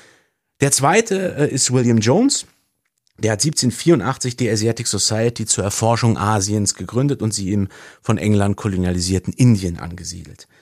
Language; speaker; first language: German; native; German